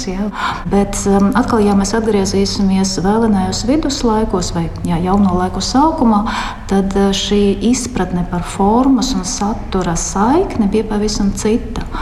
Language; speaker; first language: Latvian; non-native, local second language; Russian